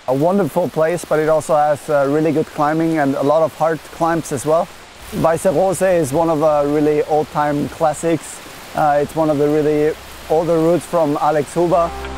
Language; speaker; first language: English; non-native, fluent; German